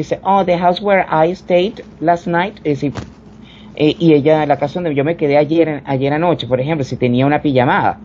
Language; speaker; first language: Spanish; native; Spanish